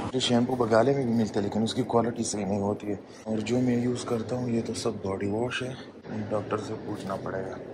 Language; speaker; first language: Urdu; non-native, fluent; Pashto